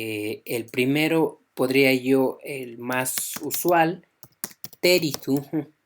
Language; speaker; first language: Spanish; non-native, local second language; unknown